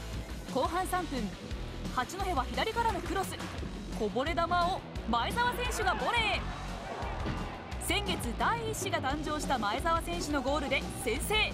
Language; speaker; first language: Japanese; native; Japanese